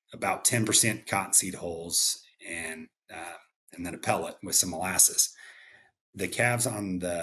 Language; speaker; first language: English; native; English